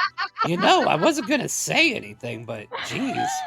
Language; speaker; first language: English; native; English